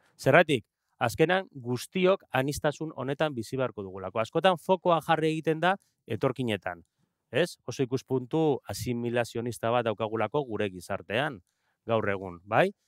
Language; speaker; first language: Basque; non-native, local second language; Spanish